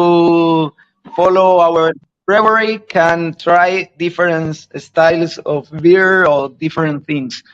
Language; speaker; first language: English; non-native, learner; Spanish